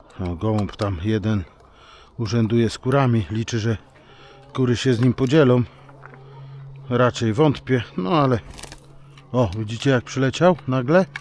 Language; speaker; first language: Polish; native; Polish